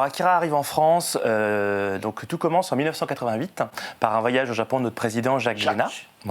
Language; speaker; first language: French; native; French